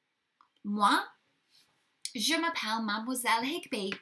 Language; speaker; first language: French; non-native, learner; English